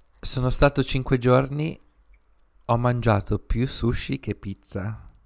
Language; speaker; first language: Italian; early bilingual, other home language; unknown